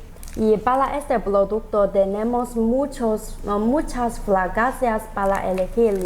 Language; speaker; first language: Spanish; non-native, learner; Chinese